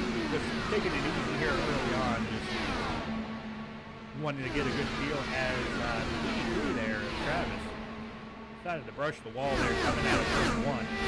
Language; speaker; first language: English; native; English